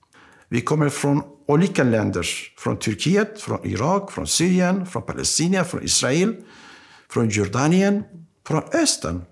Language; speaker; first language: Swedish; non-native, fluent; Aramaic